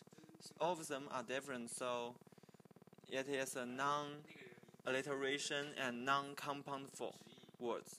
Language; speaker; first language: English; non-native, learner; Chinese